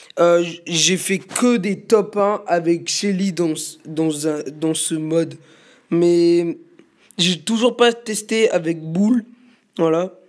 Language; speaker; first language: French; native; French